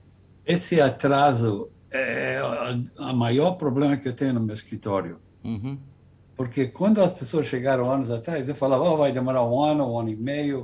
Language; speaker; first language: Portuguese; non-native, fluent; English